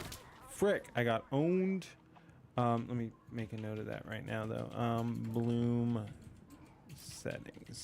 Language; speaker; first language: English; native; English